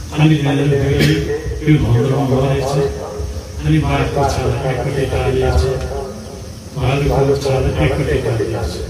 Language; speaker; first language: Nepali; non-native, local second language; Limbu